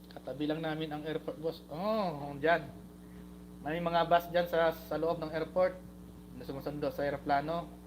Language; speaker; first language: Filipino; non-native, local second language; Hiligaynon